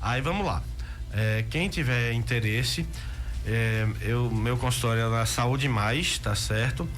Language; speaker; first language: Portuguese; native; Portuguese